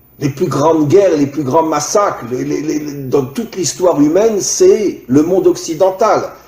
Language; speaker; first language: French; native; French